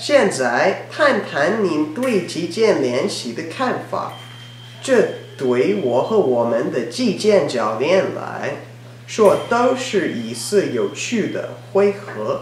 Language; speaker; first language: Chinese; non-native, learner; English